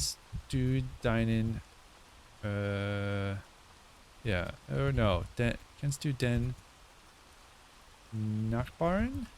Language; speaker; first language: German; non-native, learner; English